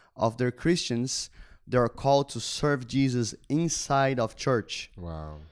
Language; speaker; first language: English; non-native, fluent; Portuguese